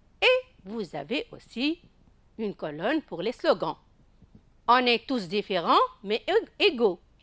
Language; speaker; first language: French; non-native, local second language; Arabic